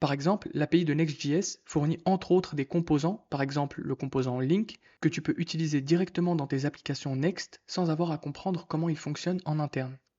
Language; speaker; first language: French; native; French